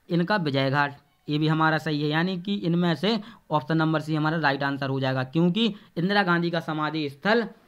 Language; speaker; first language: Hindi; native; Hindi